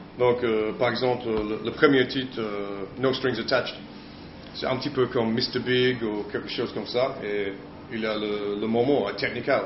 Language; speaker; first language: French; non-native, learner; English